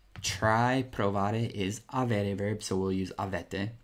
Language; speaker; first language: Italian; non-native, fluent; English